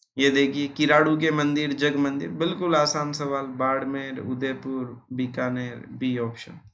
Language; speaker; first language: Hindi; native; Hindi